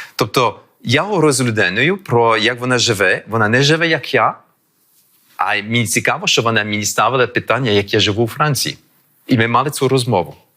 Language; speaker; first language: Ukrainian; early bilingual, heritage; French